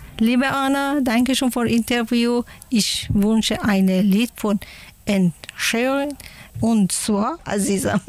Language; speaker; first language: German; non-native, learner; Persian